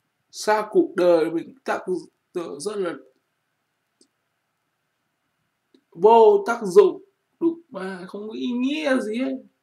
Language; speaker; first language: Vietnamese; native; Vietnamese